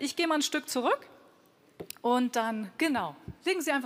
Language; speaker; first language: German; native; German